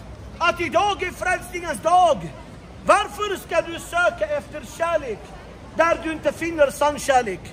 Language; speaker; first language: Swedish; non-native, fluent; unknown